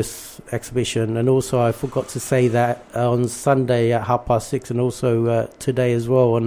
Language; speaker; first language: English; early bilingual, other home language; Bangla